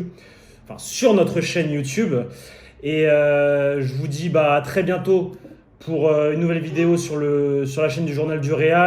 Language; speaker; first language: French; native; French